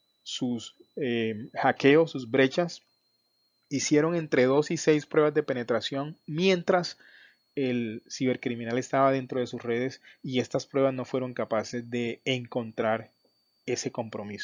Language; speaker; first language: Spanish; native; Spanish